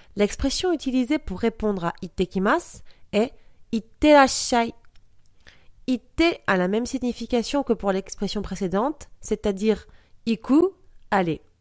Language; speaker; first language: French; native; French